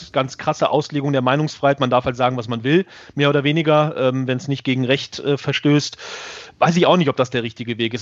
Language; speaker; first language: German; native; German